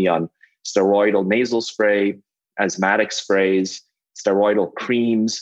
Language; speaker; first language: English; non-native, local second language; Cantonese